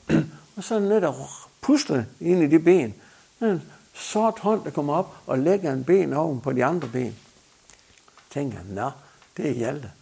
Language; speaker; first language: Danish; native; Danish